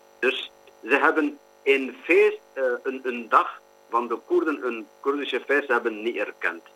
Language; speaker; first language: Dutch; non-native, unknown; Kurdish